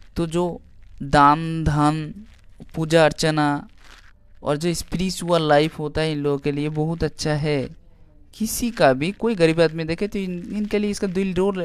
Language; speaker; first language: Hindi; non-native, local second language; Bangla